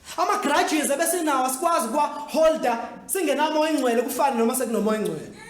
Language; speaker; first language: Zulu; native; Zulu